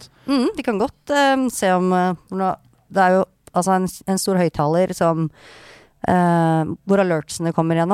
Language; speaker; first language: Norwegian; native; Norwegian